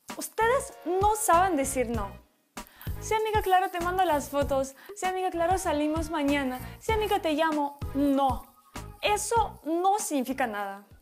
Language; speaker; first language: Spanish; non-native, fluent; Russian